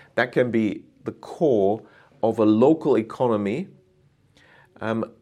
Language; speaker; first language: English; non-native, fluent; German